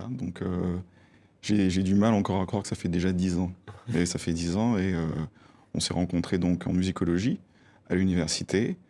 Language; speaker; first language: French; native; French